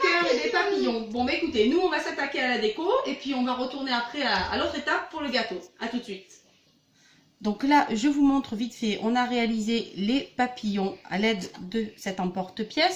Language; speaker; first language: French; native; French